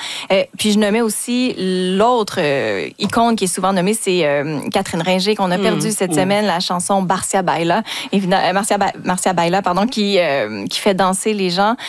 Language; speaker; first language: French; native; French